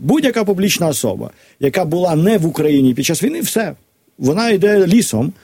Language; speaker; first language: Ukrainian; non-native, local second language; Russian